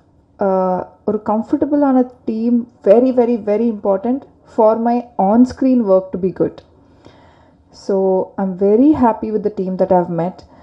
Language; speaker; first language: Tamil; non-native, learner; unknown